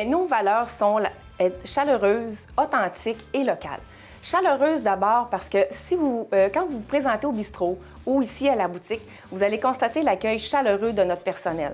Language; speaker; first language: French; native; French